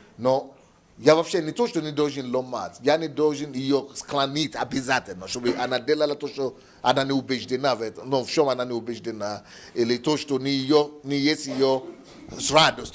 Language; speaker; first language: Russian; non-native, learner; Yoruba